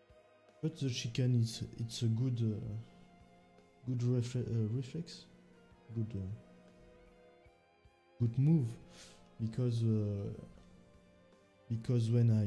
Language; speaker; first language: English; non-native, learner; French